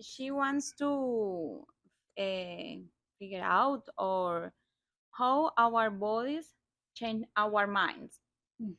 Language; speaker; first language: English; non-native, learner; Spanish